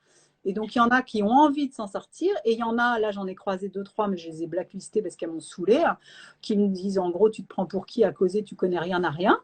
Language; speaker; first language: French; native; French